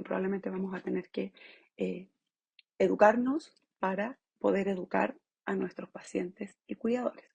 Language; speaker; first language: Spanish; native; Spanish